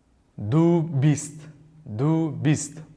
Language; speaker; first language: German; non-native, fluent; Uzbek